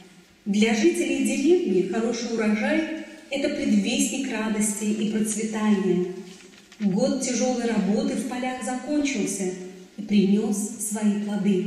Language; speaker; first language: Russian; native; Russian